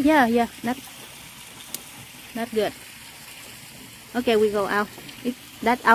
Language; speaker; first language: English; non-native, learner; Vietnamese